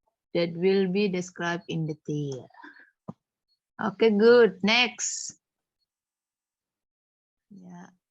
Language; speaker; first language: English; non-native, fluent; Indonesian